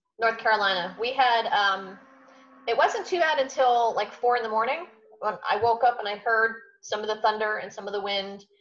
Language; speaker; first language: English; native; English